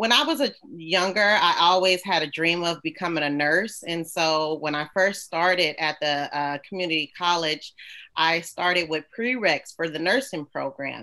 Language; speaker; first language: English; native; English